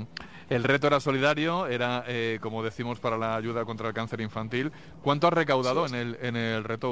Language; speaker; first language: Spanish; native; Spanish